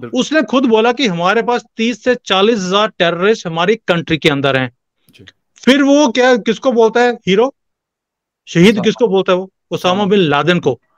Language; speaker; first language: Hindi; native; Hindi